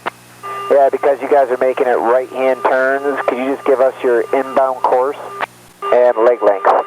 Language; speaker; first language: English; native; English